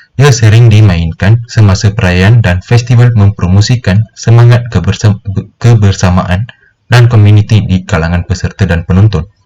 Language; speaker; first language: Malay; non-native, local second language; Tamil